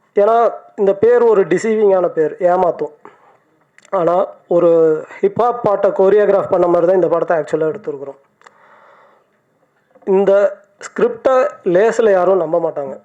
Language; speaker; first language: Tamil; native; Tamil